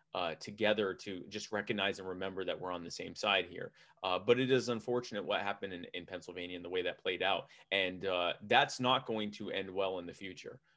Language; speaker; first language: English; native; English